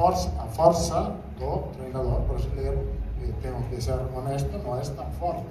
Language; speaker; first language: Portuguese; non-native, fluent; Italian